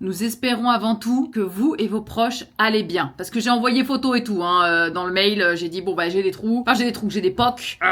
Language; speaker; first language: French; early bilingual, other home language; Portuguese